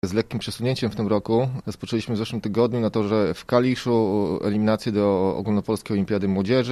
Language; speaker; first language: Polish; native; Polish